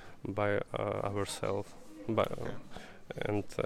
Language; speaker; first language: English; non-native, learner; Russian